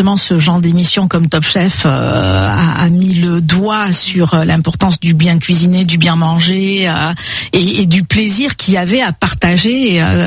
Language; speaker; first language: French; native; French